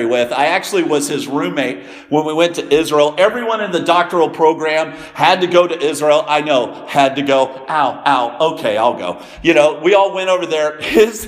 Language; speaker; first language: English; native; English